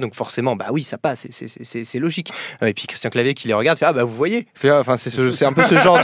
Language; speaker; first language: French; native; French